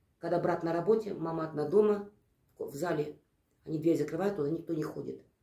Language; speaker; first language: Russian; native; Russian